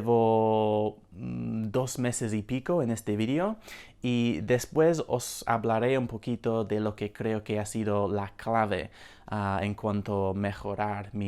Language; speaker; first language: Spanish; non-native, fluent; English